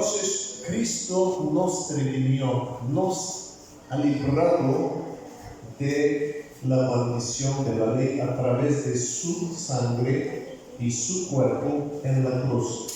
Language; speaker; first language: Spanish; non-native, fluent; Bulgarian